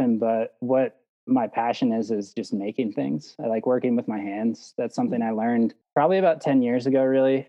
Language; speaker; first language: English; native; English